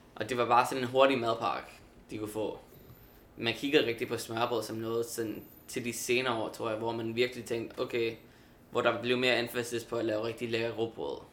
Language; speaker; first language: Danish; early bilingual, heritage; Danish